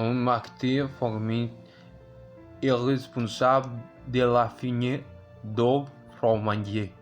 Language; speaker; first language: French; non-native, learner; Spanish